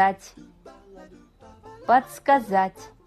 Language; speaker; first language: Russian; non-native, fluent; Kazakh